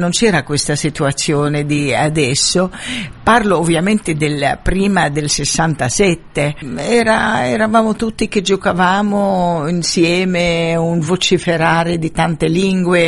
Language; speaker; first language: Italian; non-native, fluent; Arabic